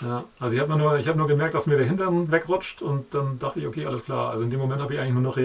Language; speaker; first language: German; native; German